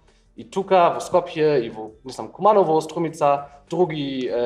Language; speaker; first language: Macedonian; non-native, learner; German